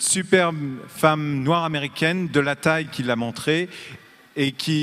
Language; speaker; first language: French; native; French